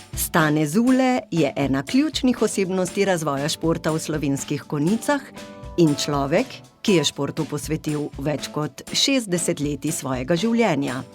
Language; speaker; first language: Slovenian; native; Slovenian